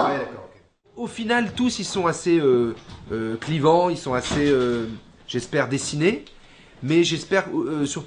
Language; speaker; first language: French; native; French